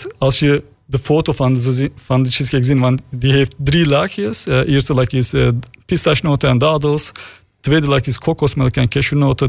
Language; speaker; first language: Dutch; non-native, learner; Turkish